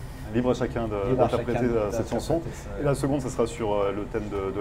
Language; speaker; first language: French; native; French